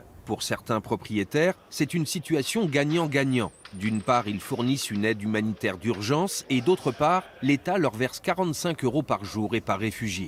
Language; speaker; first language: French; native; French